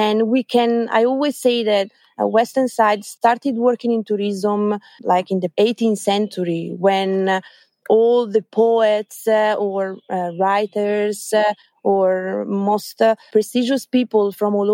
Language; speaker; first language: English; non-native, fluent; Italian